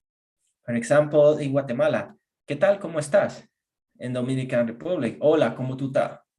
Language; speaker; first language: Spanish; non-native, fluent; English